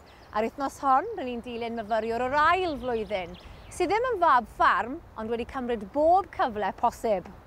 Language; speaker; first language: Welsh; native; Welsh